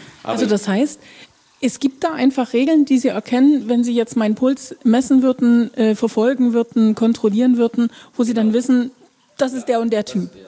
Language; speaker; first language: German; native; German